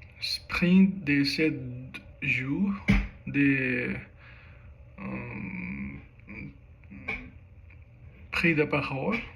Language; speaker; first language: French; non-native, learner; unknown